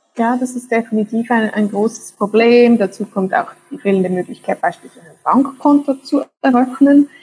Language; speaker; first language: German; native; German